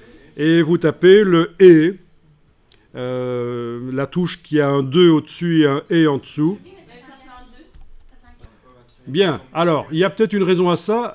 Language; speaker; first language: French; native; French